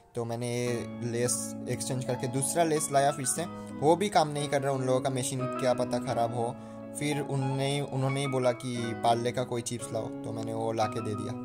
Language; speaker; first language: Hindi; non-native, local second language; Bangla